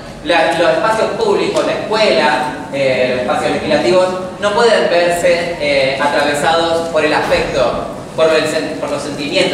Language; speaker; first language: Spanish; native; Spanish